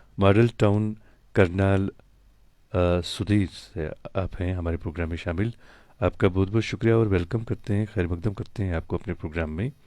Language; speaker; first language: Hindi; non-native, local second language; Kashmiri